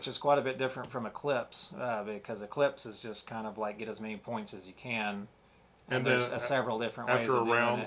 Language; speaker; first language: English; native; English